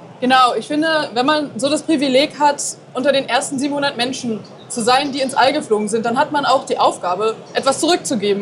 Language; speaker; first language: German; native; German